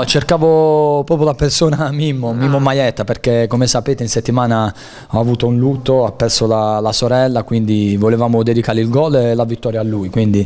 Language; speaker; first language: Italian; native; Italian